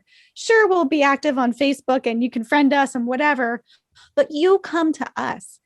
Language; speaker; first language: English; native; English